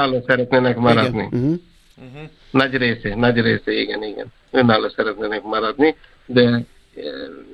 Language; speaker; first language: Hungarian; non-native, fluent; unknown